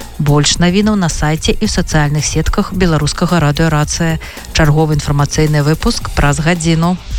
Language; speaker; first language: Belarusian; native; Belarusian